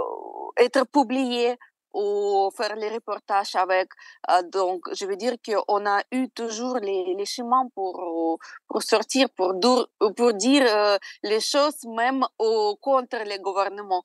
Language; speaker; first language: French; non-native, fluent; Russian